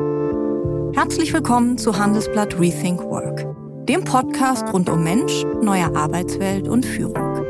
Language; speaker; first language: German; native; German